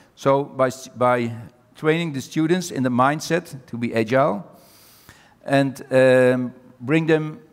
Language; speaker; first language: English; non-native, fluent; Dutch